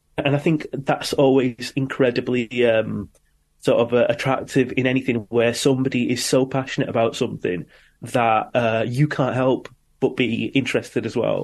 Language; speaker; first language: English; native; English